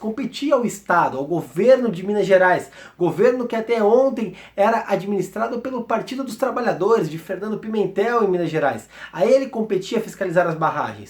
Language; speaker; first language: Portuguese; native; Portuguese